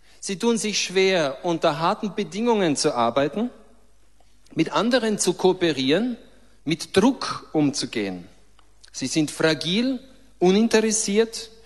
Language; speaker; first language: German; native; German